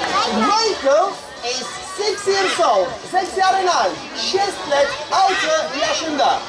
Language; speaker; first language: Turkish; non-native, learner; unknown